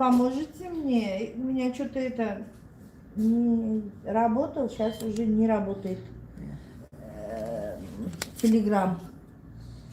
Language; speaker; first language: Russian; non-native, learner; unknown